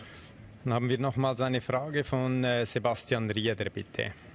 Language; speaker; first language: German; native; German